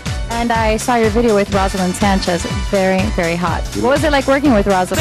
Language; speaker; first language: English; early bilingual, other home language; Spanish